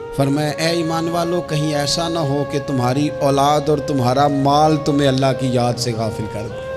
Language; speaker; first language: Urdu; non-native, local second language; Punjabi